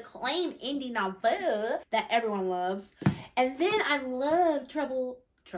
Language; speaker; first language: English; native; English